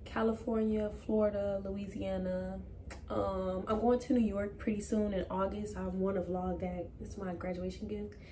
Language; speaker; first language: English; native; English